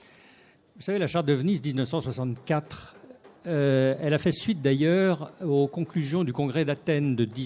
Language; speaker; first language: French; native; French